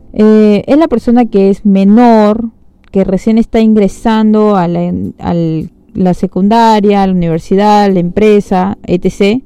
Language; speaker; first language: Spanish; early bilingual, heritage; Spanish